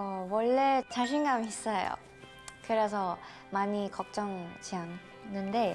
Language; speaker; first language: Korean; non-native, learner; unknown